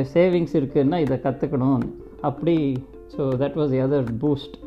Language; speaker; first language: Tamil; non-native, local second language; Kannada